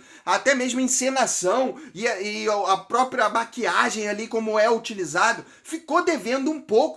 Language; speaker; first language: Portuguese; native; Portuguese